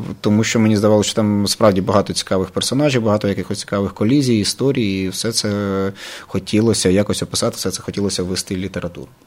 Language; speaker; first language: Ukrainian; native; Ukrainian